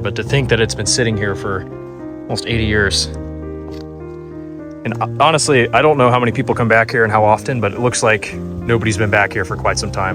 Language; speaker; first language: English; native; English